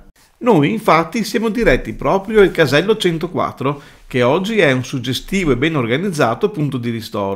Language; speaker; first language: Italian; native; Italian